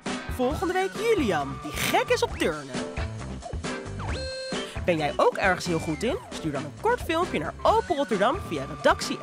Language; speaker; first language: Dutch; native; Dutch